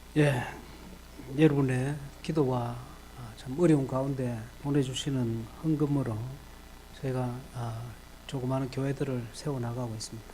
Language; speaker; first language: Korean; native; Korean